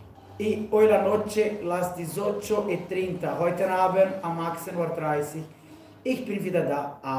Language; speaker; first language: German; non-native, learner; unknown